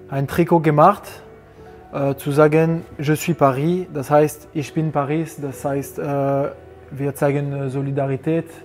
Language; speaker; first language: German; non-native, learner; French